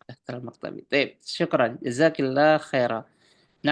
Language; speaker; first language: Arabic; non-native, fluent; Indonesian